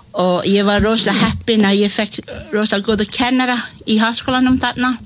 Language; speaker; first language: Icelandic; non-native, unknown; Malay